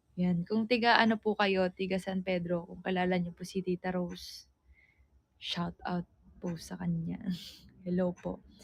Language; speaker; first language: Filipino; native; Filipino